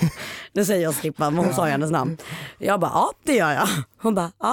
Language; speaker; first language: Swedish; native; Swedish